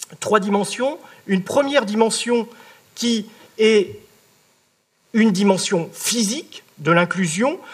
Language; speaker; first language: French; native; French